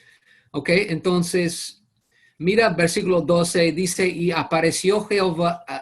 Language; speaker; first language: Spanish; non-native, fluent; English